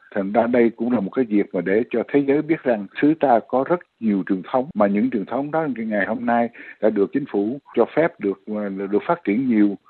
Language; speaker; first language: Vietnamese; native; Vietnamese